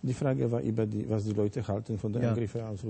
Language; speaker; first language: German; non-native, fluent; Polish